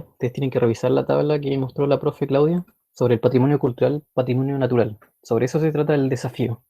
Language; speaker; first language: Spanish; native; Spanish